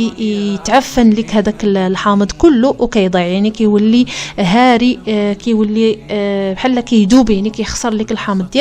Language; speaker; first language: Arabic; native; Arabic